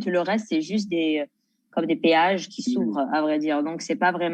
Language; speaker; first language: French; native; French